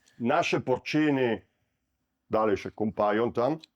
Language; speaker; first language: Polish; non-native, learner; Italian